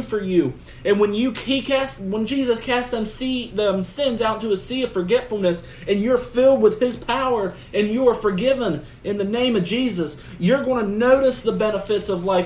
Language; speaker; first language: English; native; English